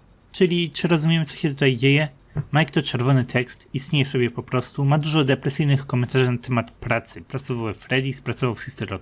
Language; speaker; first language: Polish; native; Polish